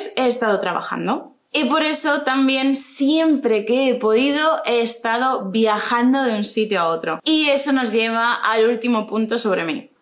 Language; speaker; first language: Spanish; native; Spanish